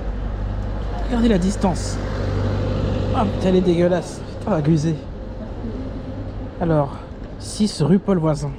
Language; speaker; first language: French; native; French